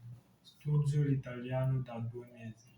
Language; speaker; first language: Italian; non-native, learner; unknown